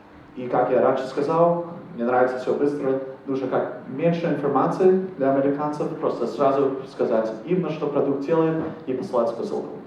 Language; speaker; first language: Russian; non-native, fluent; English